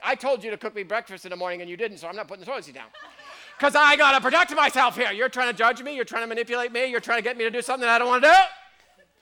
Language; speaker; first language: English; native; English